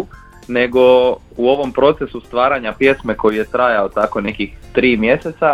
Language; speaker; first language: Croatian; native; Croatian